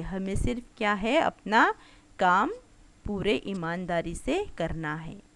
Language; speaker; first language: Hindi; non-native, local second language; Marathi